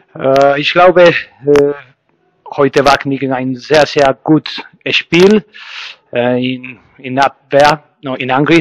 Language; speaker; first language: German; non-native, learner; Spanish